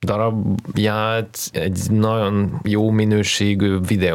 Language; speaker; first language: Hungarian; non-native, fluent; Russian